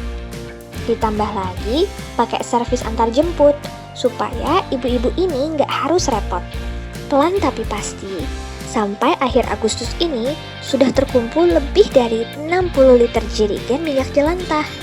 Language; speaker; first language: Indonesian; native; Indonesian